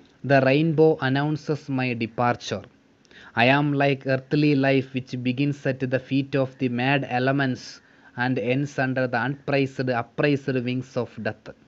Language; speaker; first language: English; non-native, local second language; Malayalam